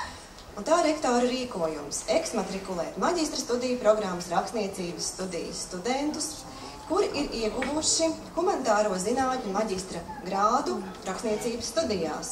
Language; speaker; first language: Latvian; native; Latvian